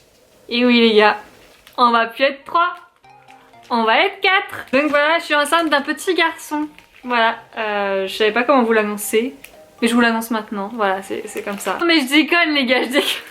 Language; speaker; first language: French; native; French